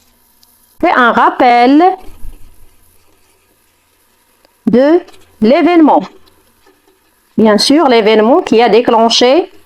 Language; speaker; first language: French; non-native, fluent; Arabic